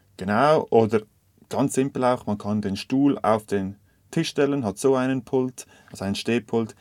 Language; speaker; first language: German; native; German